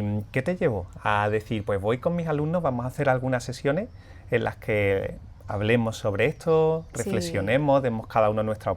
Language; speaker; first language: Spanish; native; Spanish